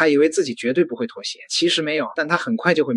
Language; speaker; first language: Chinese; native; Chinese